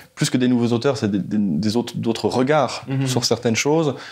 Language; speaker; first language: French; native; French